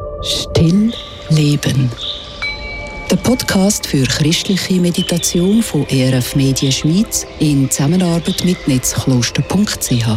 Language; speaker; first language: German; native; German